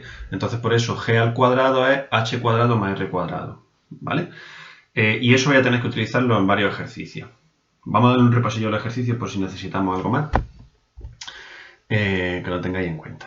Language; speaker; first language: Spanish; native; Spanish